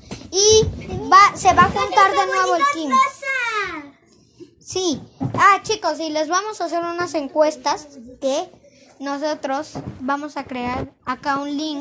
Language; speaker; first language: Spanish; native; Spanish